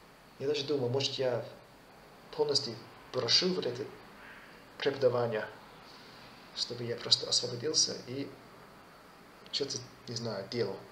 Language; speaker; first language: Russian; non-native, fluent; English